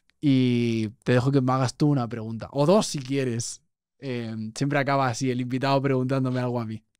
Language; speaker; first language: Spanish; native; Spanish